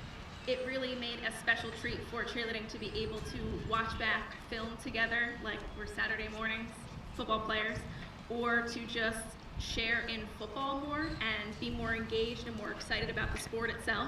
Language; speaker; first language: English; native; English